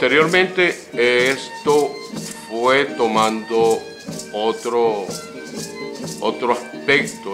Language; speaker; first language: Spanish; native; Spanish